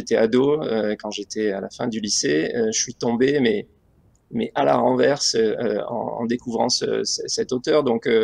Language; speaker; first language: French; native; French